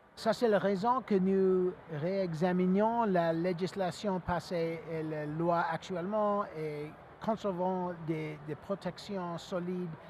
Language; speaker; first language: French; non-native, learner; English